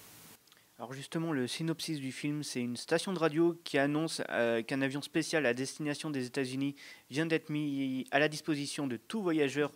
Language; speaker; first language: French; native; French